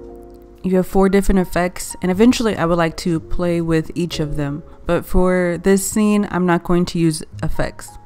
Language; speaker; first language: English; native; English